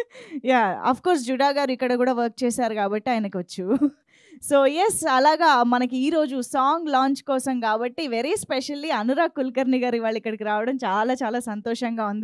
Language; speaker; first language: Telugu; native; Telugu